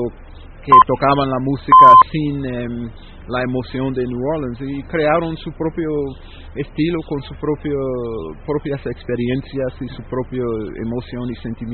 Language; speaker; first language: Spanish; non-native, fluent; English